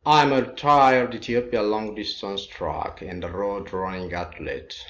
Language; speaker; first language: English; non-native, local second language; Amharic